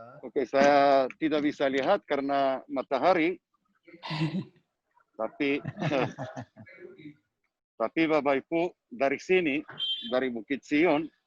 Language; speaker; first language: Indonesian; non-native, learner; Hebrew